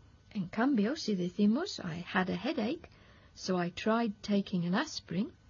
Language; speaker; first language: English; non-native, fluent; Spanish